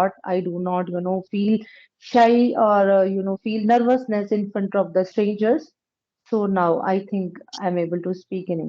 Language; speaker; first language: English; non-native, local second language; Punjabi